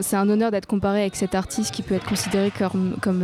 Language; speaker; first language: French; non-native, fluent; Greek